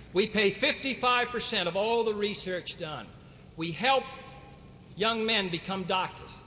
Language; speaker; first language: English; native; English